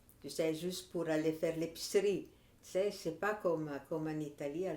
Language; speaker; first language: French; non-native, fluent; Italian